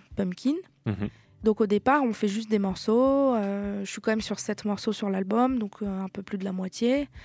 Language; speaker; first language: French; native; French